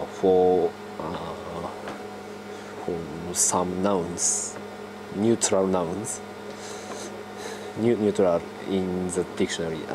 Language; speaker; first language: English; non-native, learner; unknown